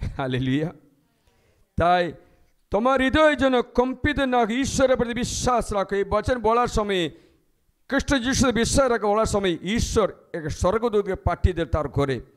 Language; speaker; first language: Bangla; non-native, fluent; Malayalam